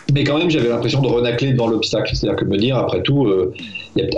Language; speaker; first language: French; native; French